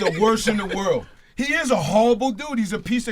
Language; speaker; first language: English; native; English